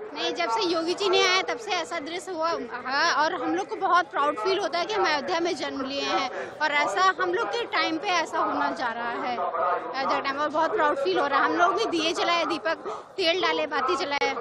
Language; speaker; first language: Hindi; native; Hindi